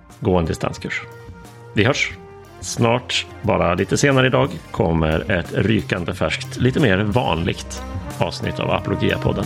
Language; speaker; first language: Swedish; native; Swedish